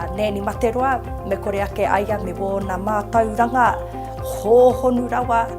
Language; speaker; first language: Māori; non-native, local second language; English